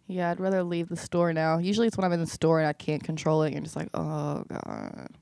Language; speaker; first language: English; native; English